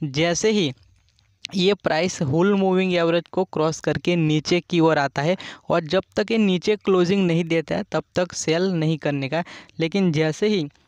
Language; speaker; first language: Hindi; non-native, local second language; Gujarati